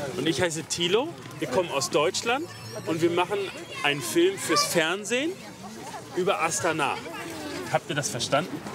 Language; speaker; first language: German; native; German